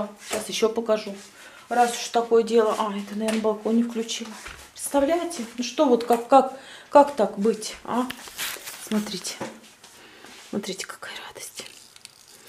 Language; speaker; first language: Russian; native; Russian